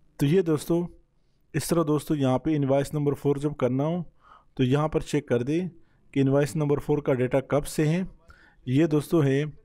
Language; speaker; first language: Urdu; non-native, local second language; Punjabi